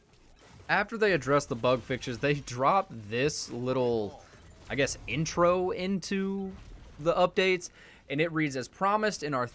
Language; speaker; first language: English; native; English